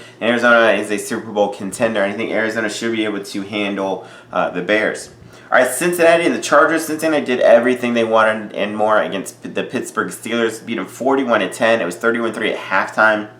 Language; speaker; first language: English; native; English